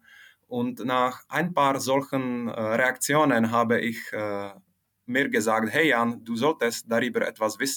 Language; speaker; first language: German; non-native, fluent; Czech